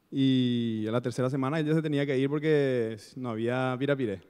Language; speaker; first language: Spanish; native; Spanish